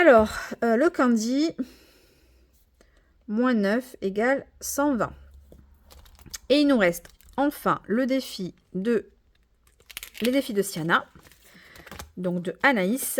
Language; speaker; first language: French; native; French